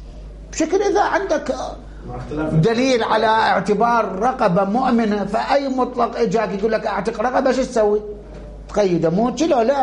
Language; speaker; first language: Arabic; native; Arabic